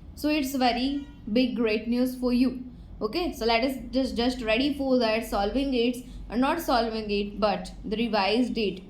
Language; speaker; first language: English; non-native, local second language; Gujarati